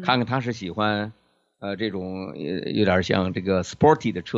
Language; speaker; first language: Chinese; native; Chinese